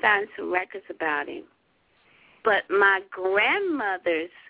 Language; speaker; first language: English; native; English